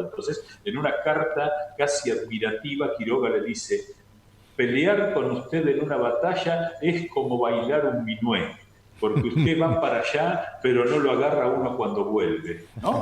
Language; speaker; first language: Spanish; native; Spanish